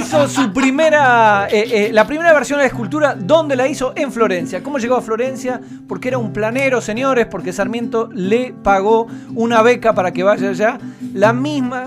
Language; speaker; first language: Spanish; native; Spanish